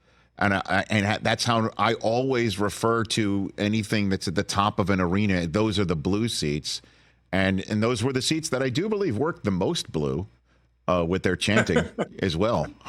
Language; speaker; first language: English; native; English